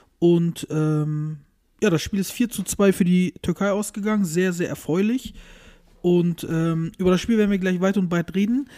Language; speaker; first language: German; early bilingual, other home language; Turkish